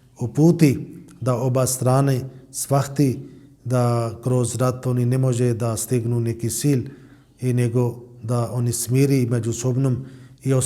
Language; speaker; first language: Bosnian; non-native, learner; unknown